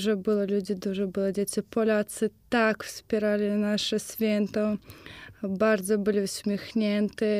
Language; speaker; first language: Polish; non-native, fluent; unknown